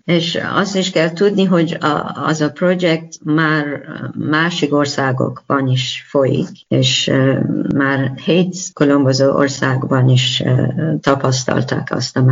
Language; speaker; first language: Hungarian; non-native, learner; Persian